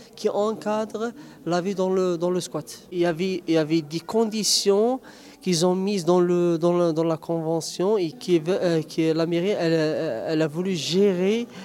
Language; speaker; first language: French; non-native, local second language; Arabic